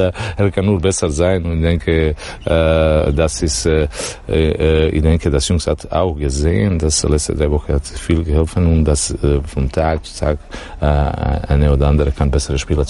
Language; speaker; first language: German; non-native, learner; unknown